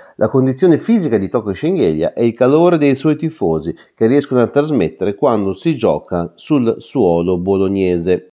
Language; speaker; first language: Italian; native; Italian